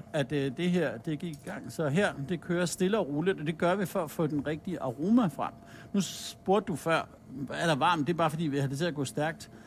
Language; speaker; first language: Danish; native; Danish